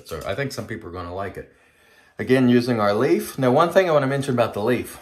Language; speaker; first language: English; native; English